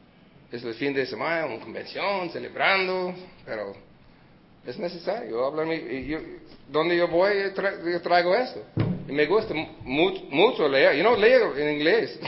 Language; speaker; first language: Spanish; early bilingual, heritage; Spanish